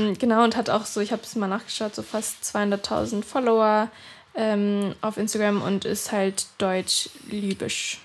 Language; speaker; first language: German; early bilingual, other home language; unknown